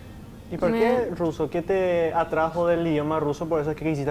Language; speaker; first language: Spanish; native; Spanish